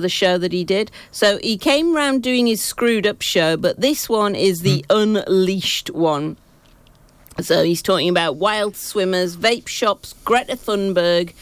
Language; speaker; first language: English; native; English